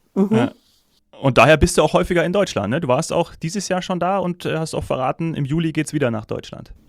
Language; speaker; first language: German; native; German